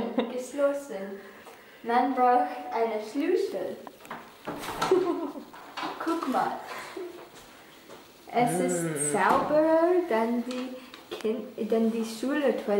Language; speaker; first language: German; non-native, learner; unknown